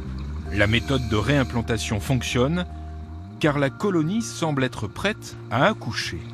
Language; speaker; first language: French; native; French